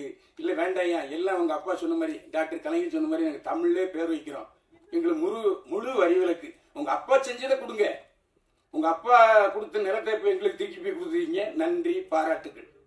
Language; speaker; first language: Tamil; native; Tamil